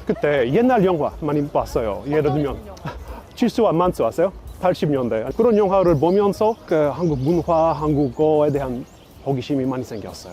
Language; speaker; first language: Korean; non-native, fluent; English